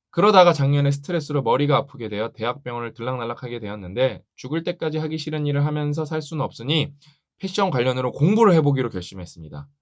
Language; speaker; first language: Korean; native; Korean